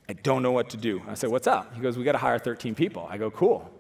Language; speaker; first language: English; native; English